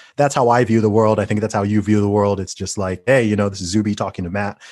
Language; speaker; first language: English; native; English